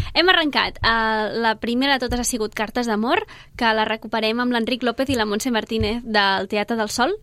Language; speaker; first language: Catalan; native; Catalan